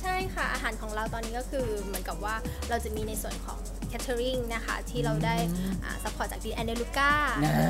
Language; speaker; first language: Thai; native; Thai